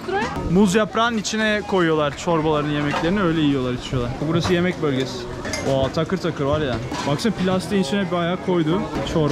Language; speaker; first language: Turkish; native; Turkish